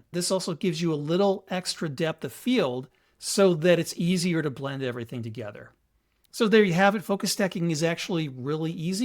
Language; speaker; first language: English; native; English